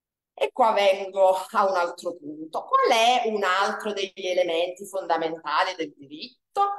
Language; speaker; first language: Italian; native; Italian